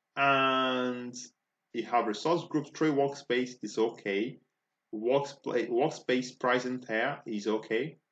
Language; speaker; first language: English; non-native, local second language; Igbo